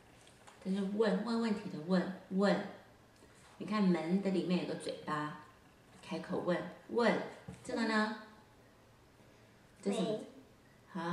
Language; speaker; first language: Chinese; native; Chinese